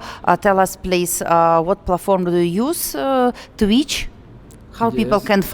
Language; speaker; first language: English; non-native, learner; Russian